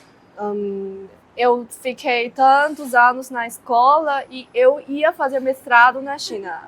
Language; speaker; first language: Portuguese; non-native, fluent; Chinese